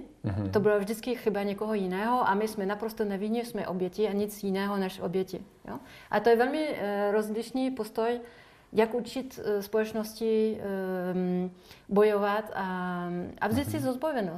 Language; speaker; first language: Czech; non-native, fluent; French